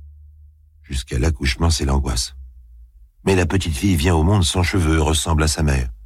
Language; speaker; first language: French; native; French